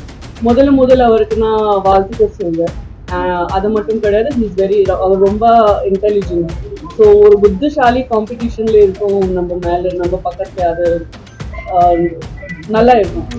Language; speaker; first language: Tamil; non-native, learner; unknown